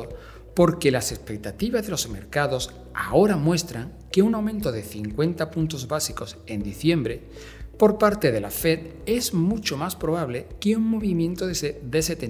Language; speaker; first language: Spanish; native; Spanish